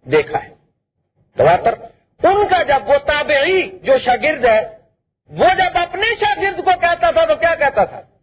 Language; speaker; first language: Urdu; non-native, local second language; Punjabi